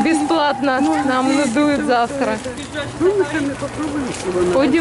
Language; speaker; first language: Russian; native; Russian